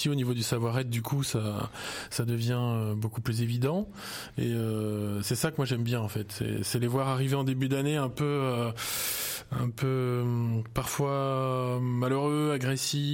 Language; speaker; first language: French; native; French